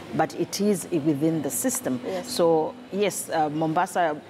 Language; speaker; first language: English; non-native, local second language; Swahili